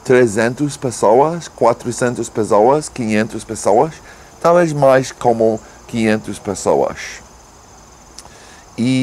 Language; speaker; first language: Portuguese; non-native, learner; English